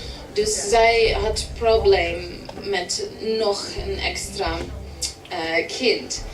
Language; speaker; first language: Dutch; early bilingual, heritage; English